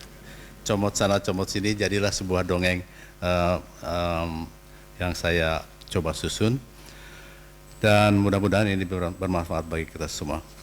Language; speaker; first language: Indonesian; native; Indonesian